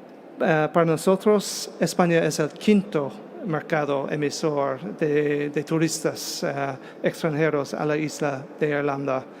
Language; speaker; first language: Spanish; non-native, fluent; English